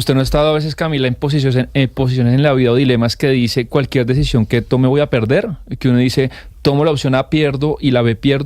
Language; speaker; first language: Spanish; native; Spanish